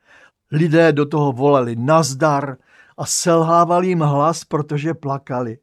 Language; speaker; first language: Czech; native; Czech